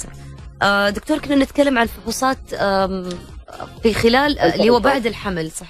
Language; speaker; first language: Arabic; native; Arabic